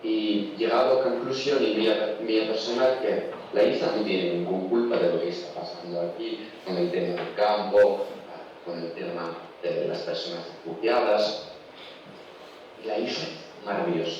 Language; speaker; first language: Spanish; non-native, learner; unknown